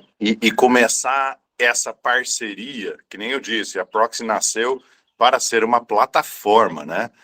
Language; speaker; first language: Portuguese; early bilingual, other home language; English